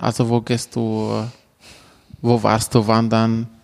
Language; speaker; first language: German; non-native, learner; Arabic